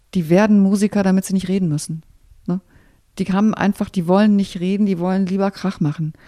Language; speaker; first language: German; native; German